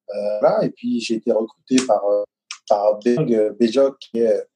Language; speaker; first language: French; native; French